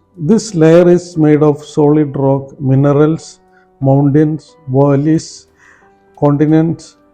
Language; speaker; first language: English; non-native, local second language; Malayalam